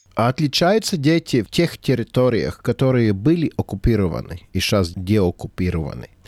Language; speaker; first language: Russian; non-native, fluent; Latvian